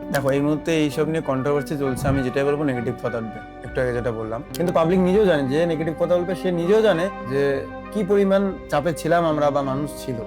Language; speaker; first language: Bangla; non-native, local second language; Rangpuri